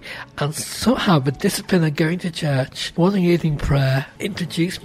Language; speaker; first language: English; native; English